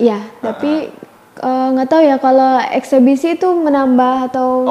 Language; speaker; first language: Indonesian; native; Indonesian